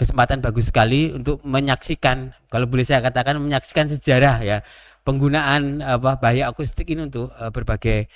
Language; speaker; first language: Indonesian; native; Indonesian